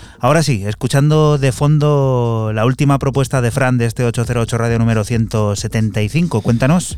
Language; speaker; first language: Spanish; native; Spanish